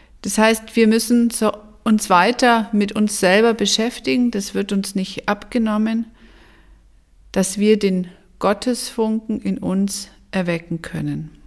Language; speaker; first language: German; native; German